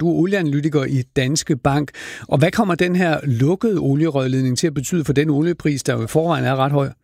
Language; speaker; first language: Danish; native; Danish